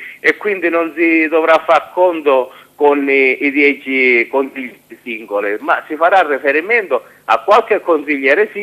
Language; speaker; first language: Italian; native; Italian